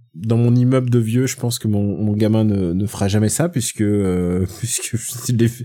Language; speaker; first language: French; native; French